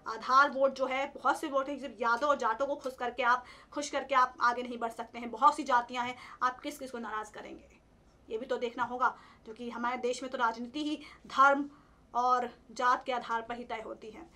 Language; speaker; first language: Hindi; native; Hindi